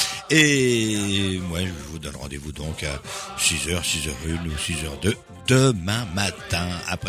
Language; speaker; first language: French; native; French